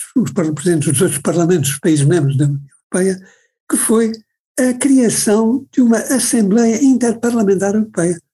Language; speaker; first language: Portuguese; native; Portuguese